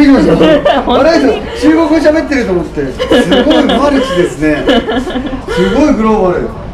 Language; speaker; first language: Japanese; native; Japanese